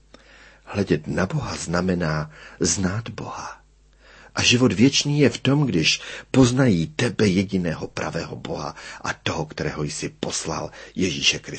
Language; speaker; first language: Czech; native; Czech